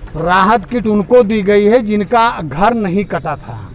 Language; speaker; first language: Hindi; native; Hindi